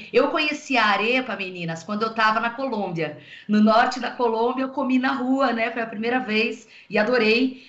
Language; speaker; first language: Portuguese; native; Portuguese